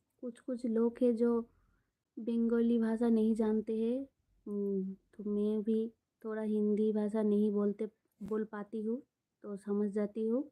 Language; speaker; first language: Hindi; non-native, local second language; Bangla